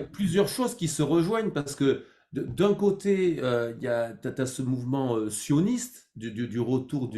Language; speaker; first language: French; native; French